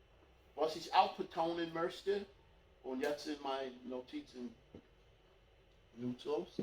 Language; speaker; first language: German; non-native, fluent; English